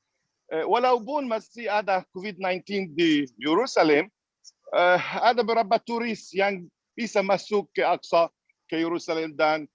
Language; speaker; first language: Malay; non-native, fluent; Arabic